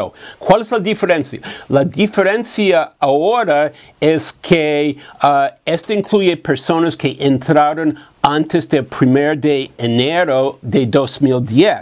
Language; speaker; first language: Spanish; non-native, fluent; English